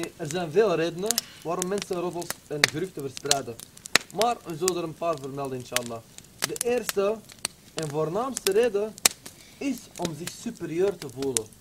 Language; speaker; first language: Dutch; early bilingual, other home language; Arabic